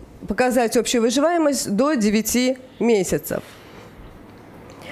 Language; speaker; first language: Russian; native; Russian